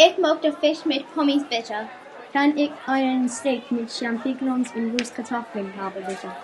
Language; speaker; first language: German; non-native, learner; English